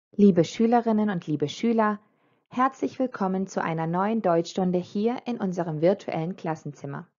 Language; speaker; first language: German; non-native, fluent; Croatian